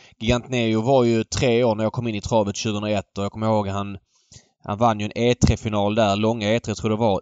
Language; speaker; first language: Swedish; native; Swedish